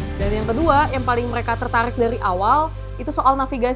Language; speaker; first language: Indonesian; native; Indonesian